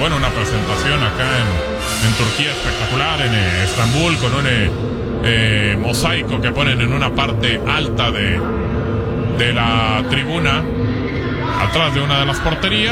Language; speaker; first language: Spanish; native; Spanish